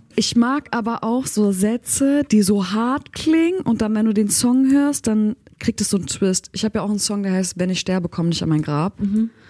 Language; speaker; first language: German; early bilingual, other home language; Turkish